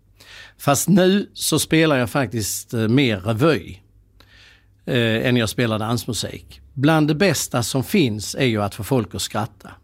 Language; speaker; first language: Swedish; native; Swedish